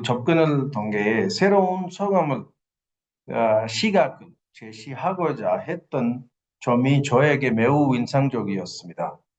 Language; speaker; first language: Korean; non-native, fluent; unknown